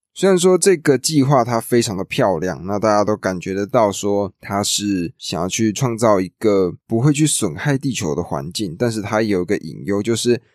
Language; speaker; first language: Chinese; native; Chinese